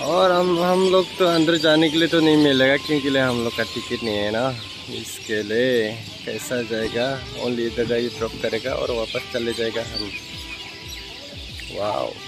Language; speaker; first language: Hindi; non-native, local second language; Bodo